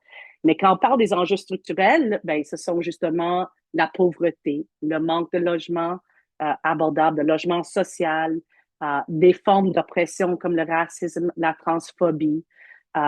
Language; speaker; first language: French; native; French